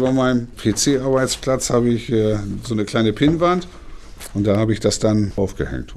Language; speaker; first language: German; native; German